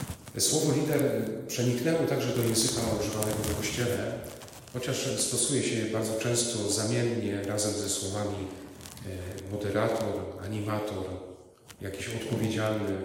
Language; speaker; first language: Polish; native; Polish